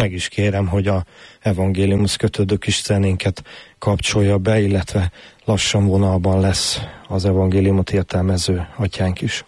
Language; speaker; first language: Hungarian; native; Hungarian